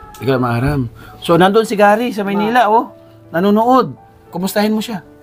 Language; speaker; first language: Filipino; native; Filipino